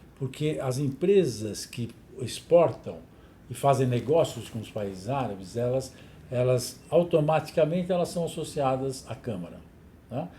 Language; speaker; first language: Portuguese; native; Portuguese